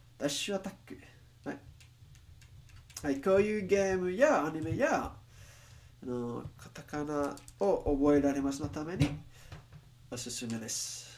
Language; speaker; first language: Japanese; non-native, learner; English